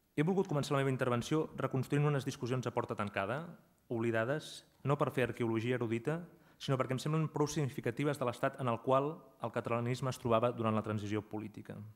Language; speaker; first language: Catalan; native; Catalan